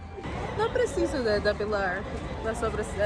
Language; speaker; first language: Portuguese; non-native, learner; Spanish